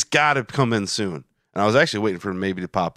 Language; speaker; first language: English; native; English